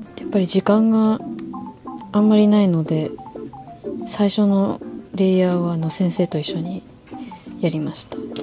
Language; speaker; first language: Japanese; early bilingual, other home language; English